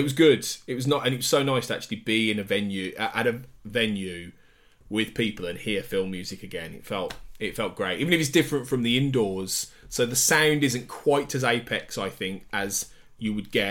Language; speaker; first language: English; native; English